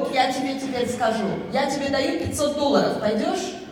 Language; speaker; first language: Russian; native; Russian